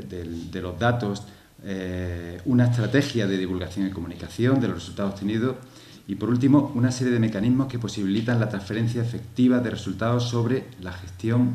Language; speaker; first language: Spanish; native; Spanish